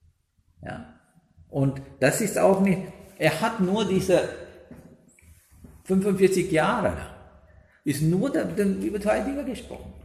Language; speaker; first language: German; non-native, learner; Sinhala